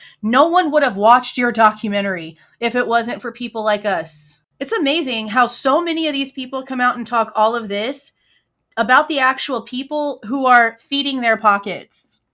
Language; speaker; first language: English; native; English